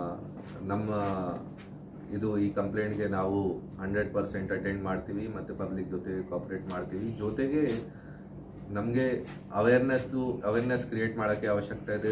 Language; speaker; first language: Kannada; non-native, local second language; Hindi